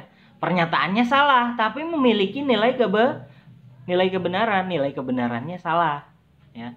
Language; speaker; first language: Indonesian; native; Indonesian